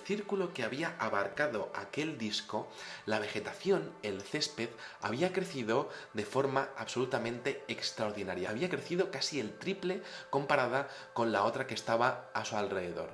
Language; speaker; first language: Spanish; native; Spanish